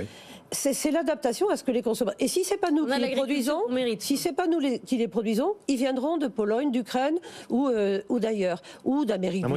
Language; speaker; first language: French; native; French